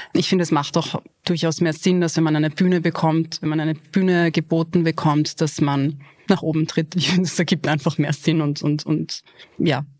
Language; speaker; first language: German; early bilingual, other home language; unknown